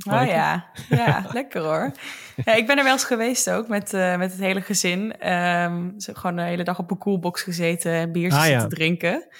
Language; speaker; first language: Dutch; native; Dutch